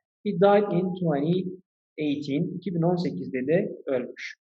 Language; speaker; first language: English; non-native, fluent; Turkish